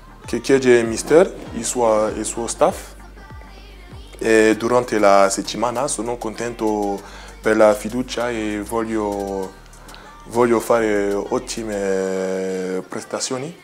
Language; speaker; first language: Italian; non-native, learner; French